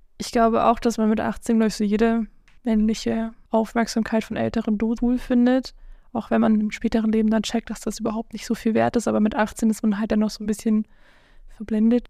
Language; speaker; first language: German; non-native, fluent; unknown